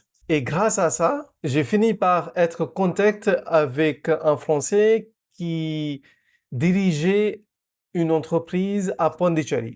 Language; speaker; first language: French; non-native, fluent; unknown